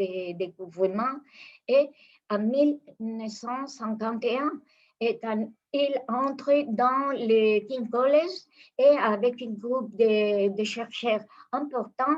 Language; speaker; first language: French; non-native, fluent; Spanish